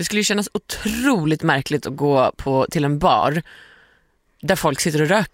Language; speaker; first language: Swedish; native; Swedish